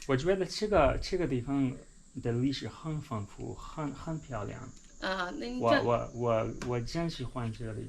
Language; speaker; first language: Chinese; non-native, learner; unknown